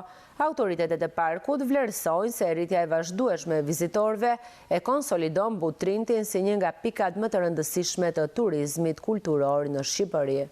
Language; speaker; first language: Albanian; native; Albanian